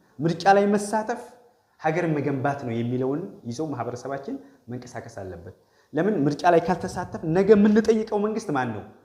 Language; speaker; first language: Amharic; non-native, local second language; Oromo